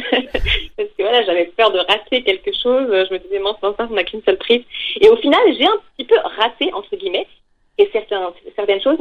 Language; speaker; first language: French; native; French